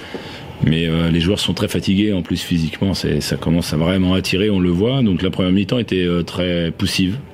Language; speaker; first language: French; native; French